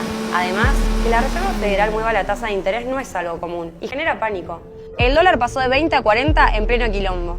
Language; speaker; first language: Spanish; native; Spanish